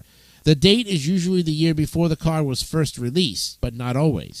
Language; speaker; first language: English; native; English